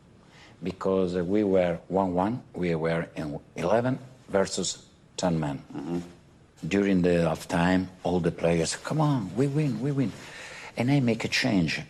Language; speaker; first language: English; non-native, fluent; Italian